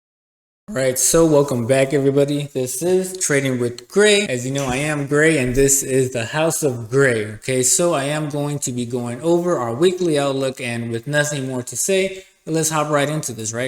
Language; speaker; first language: English; native; English